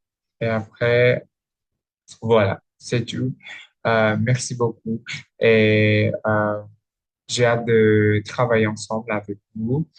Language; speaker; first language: French; non-native, learner; Indonesian